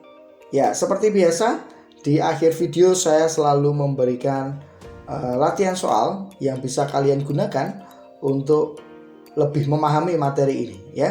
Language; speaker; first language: Indonesian; native; Indonesian